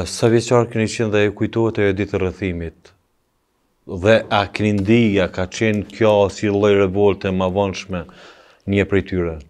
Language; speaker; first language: Albanian; native; Albanian